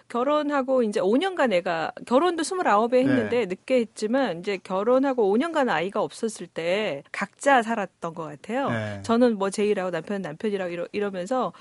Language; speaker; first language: Korean; native; Korean